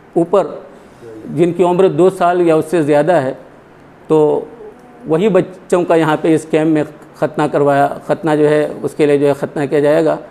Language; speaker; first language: Hindi; non-native, local second language; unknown